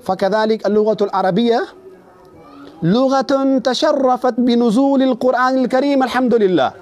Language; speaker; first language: Arabic; non-native, fluent; Urdu